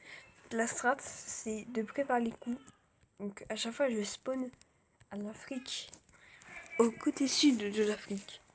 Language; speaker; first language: French; native; French